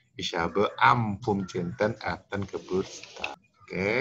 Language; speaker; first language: German; non-native, fluent; Indonesian